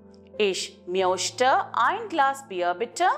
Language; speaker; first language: German; non-native, fluent; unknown